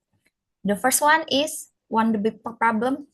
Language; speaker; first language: English; non-native, fluent; Indonesian